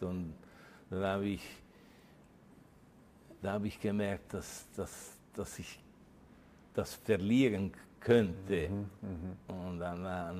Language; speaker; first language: German; early bilingual, heritage; Italian